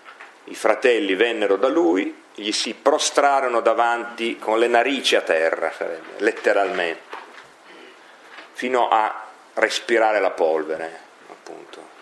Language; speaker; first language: Italian; native; Italian